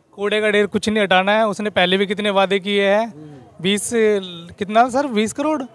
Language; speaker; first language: Hindi; native; Hindi